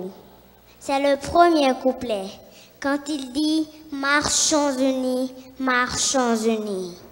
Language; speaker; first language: French; non-native, local second language; Haitian Creole